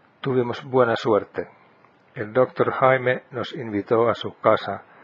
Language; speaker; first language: Spanish; non-native, fluent; Finnish